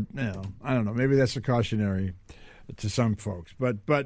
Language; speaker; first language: English; native; English